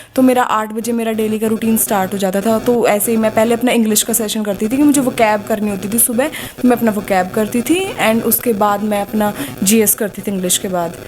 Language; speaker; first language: Hindi; native; Hindi